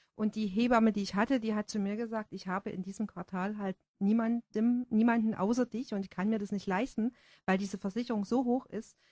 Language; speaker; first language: German; native; German